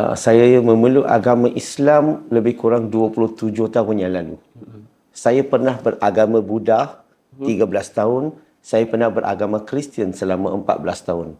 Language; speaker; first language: Malay; non-native, local second language; Chinese